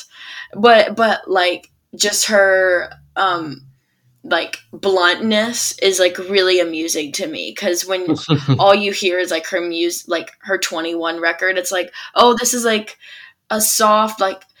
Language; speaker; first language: English; native; English